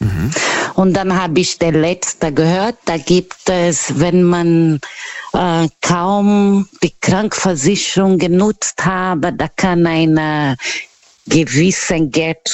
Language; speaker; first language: German; non-native, learner; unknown